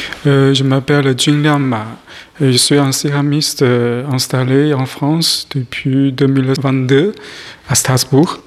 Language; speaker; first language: French; non-native, learner; Chinese